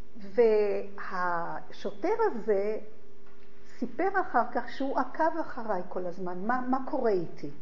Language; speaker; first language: Hebrew; early bilingual, other home language; Polish